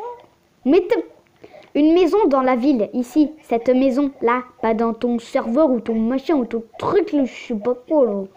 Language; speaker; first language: French; native; French